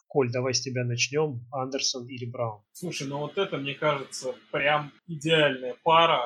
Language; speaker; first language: Russian; native; Russian